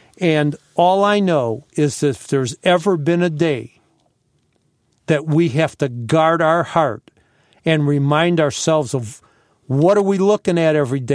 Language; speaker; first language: English; native; English